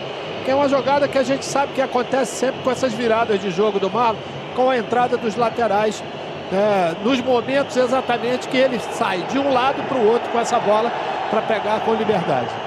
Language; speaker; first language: Portuguese; native; Portuguese